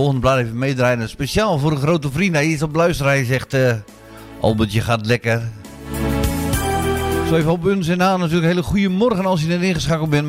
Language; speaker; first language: Dutch; native; Dutch